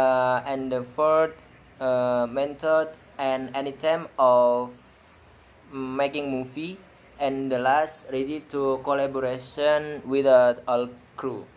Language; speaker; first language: English; non-native, learner; Indonesian